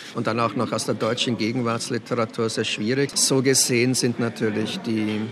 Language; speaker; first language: German; early bilingual, other home language; Czech